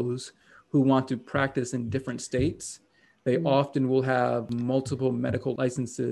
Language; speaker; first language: English; native; English